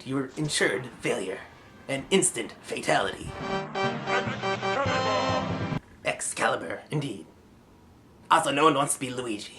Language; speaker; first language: English; native; English